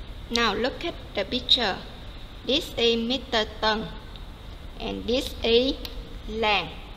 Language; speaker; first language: English; non-native, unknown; Vietnamese